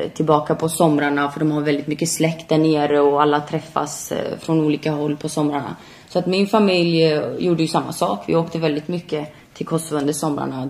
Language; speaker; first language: Swedish; early bilingual, other home language; Albanian